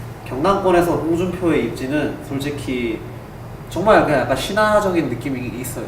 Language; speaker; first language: Korean; native; Korean